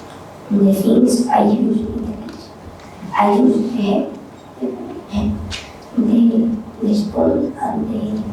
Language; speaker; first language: English; non-native, learner; Spanish